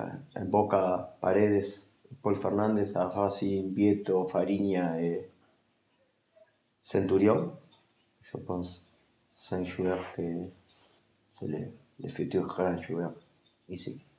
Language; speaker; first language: French; non-native, learner; Spanish